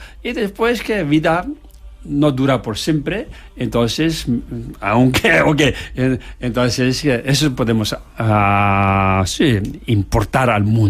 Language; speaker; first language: Spanish; non-native, learner; Tibetan